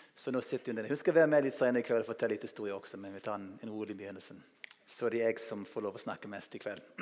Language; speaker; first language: Norwegian; non-native, fluent; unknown